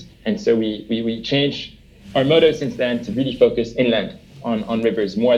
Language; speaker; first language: English; early bilingual, other home language; French